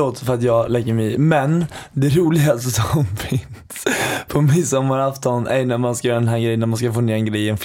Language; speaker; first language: Swedish; native; Swedish